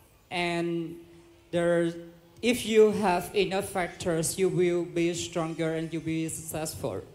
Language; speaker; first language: English; non-native, learner; Vietnamese